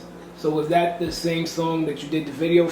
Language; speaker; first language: English; native; English